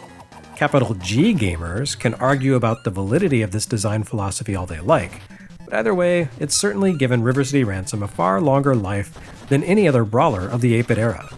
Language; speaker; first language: English; native; English